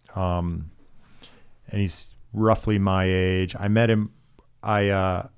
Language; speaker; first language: English; native; English